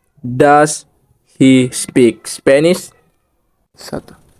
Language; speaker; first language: English; non-native, learner; Indonesian